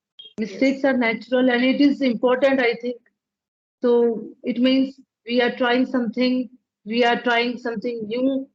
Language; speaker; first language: English; non-native, learner; Punjabi